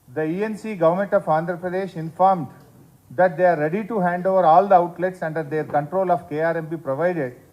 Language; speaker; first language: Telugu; native; Telugu